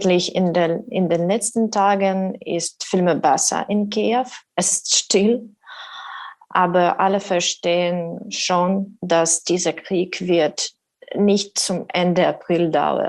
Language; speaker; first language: German; non-native, learner; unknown